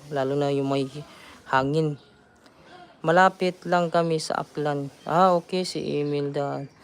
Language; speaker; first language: Filipino; non-native, local second language; Cebuano